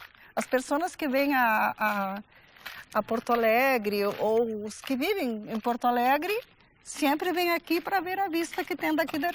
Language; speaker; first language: Portuguese; early bilingual, other home language; Galician